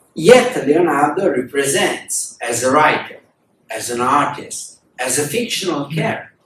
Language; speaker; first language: English; non-native, fluent; Italian